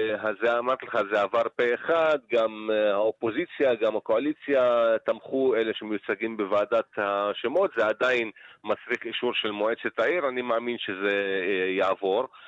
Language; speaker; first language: Hebrew; non-native, local second language; Arabic